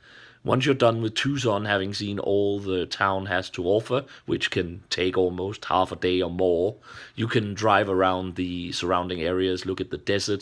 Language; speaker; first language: English; non-native, fluent; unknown